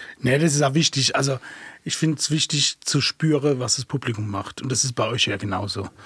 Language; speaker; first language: German; early bilingual, other home language; Arabic